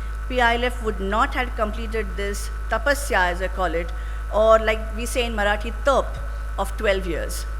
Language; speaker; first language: English; non-native, local second language; Marathi